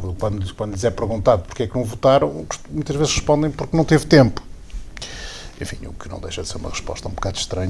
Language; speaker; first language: Portuguese; native; Portuguese